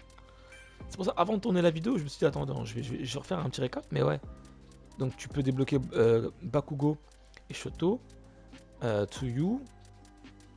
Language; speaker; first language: French; native; French